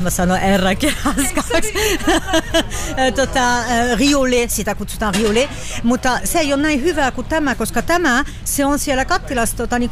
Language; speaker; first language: Finnish; non-native, fluent; French